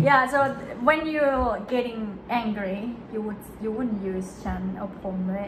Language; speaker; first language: English; non-native, fluent; Thai